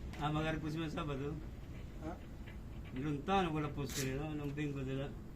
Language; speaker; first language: Italian; non-native, learner; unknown